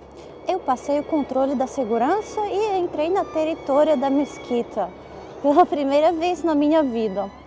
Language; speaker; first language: Portuguese; non-native, fluent; Armenian